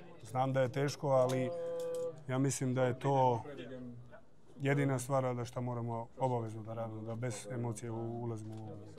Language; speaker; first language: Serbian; early bilingual, heritage; German